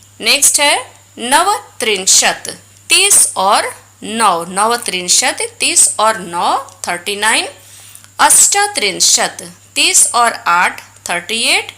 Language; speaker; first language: Hindi; native; Hindi